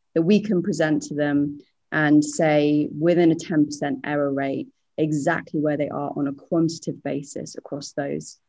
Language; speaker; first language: English; native; English